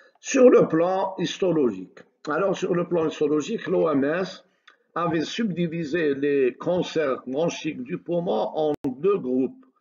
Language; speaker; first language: French; non-native, local second language; Arabic